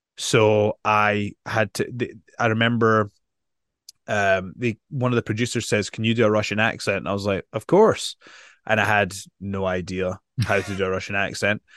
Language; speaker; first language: English; native; English